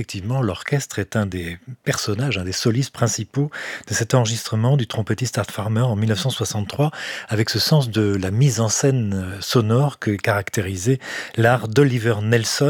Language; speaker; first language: French; native; French